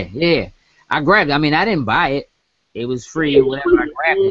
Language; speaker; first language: English; native; English